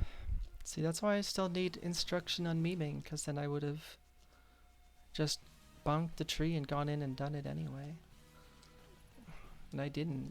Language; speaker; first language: English; native; English